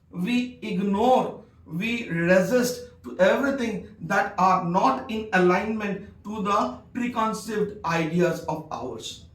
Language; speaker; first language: English; non-native, local second language; Bangla